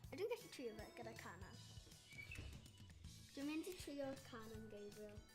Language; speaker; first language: Welsh; non-native, local second language; English